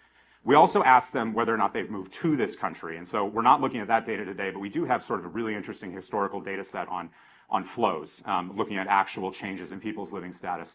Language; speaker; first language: English; native; English